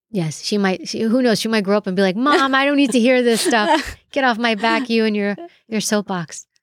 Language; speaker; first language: English; early bilingual, other home language; Greek